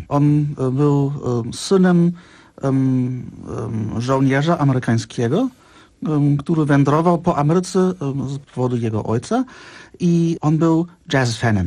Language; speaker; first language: Polish; non-native, fluent; Czech